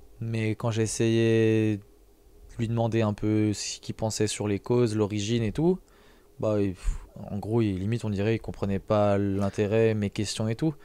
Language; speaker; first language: French; native; French